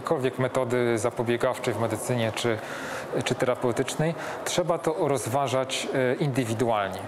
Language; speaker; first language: Polish; native; Polish